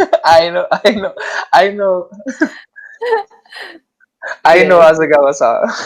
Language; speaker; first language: English; non-native, learner; Italian